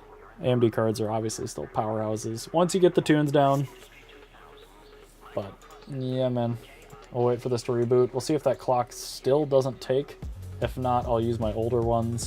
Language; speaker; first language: English; native; English